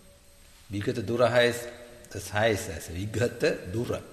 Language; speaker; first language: German; non-native, learner; Sinhala